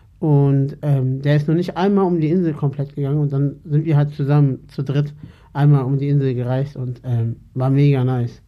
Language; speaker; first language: German; early bilingual, other home language; Turkish